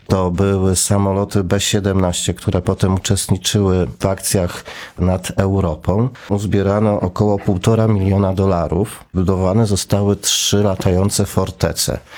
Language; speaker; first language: Polish; native; Polish